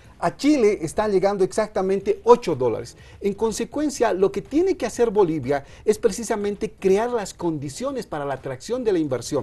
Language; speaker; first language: Spanish; native; Spanish